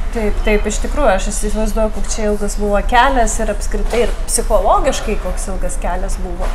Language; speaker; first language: Lithuanian; native; Lithuanian